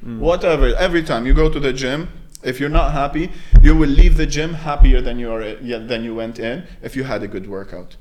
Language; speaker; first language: English; non-native, local second language; Arabic